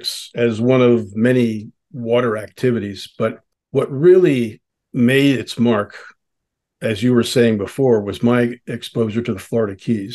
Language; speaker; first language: English; native; English